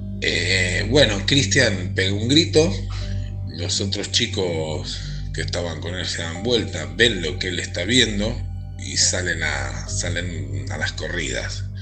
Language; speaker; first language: Spanish; native; Spanish